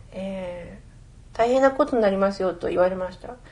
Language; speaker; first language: Japanese; early bilingual, other home language; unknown